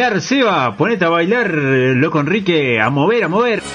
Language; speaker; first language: Spanish; native; Spanish